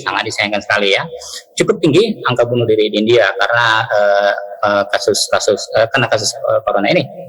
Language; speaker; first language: Indonesian; native; Indonesian